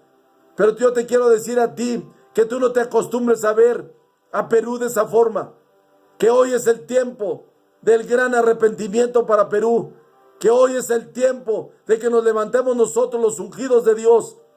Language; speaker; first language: Spanish; native; Spanish